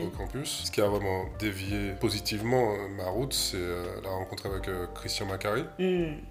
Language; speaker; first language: French; native; French